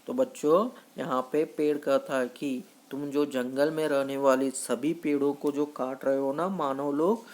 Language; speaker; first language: Hindi; non-native, local second language; Kannada